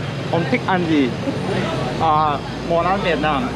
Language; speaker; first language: Vietnamese; non-native, learner; Russian